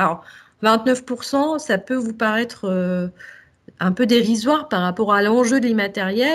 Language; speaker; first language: French; native; French